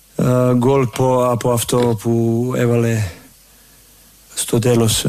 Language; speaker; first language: Greek; non-native, learner; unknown